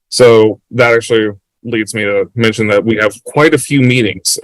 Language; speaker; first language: English; native; English